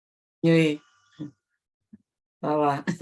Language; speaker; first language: French; non-native, fluent; Portuguese